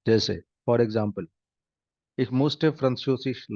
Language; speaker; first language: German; non-native, fluent; Hindi